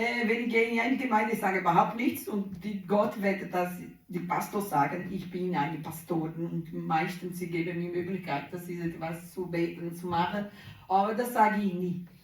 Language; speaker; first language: German; non-native, learner; Portuguese